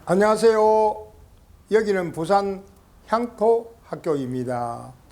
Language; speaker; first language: Korean; native; Korean